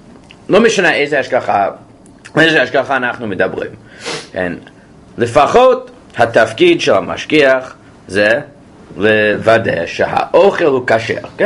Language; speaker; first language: Hebrew; non-native, fluent; English